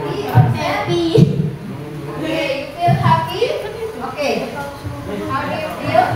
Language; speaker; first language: English; non-native, learner; Indonesian